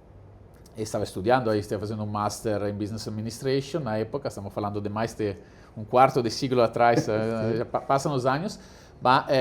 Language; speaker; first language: Portuguese; non-native, fluent; Italian